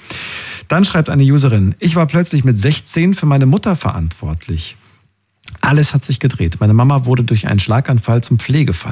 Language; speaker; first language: German; native; German